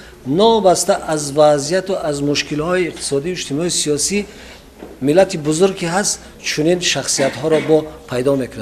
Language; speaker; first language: Persian; native; Persian